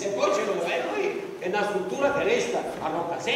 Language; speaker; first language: Italian; native; Italian